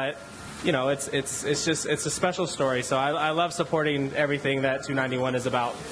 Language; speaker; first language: English; native; English